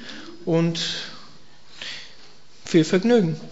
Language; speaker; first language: German; non-native, learner; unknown